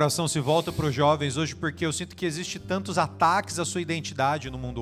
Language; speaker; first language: Portuguese; native; Portuguese